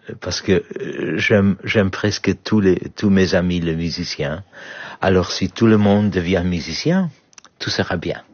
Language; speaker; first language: French; non-native, learner; Polish